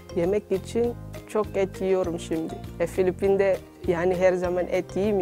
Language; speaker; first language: Turkish; non-native, learner; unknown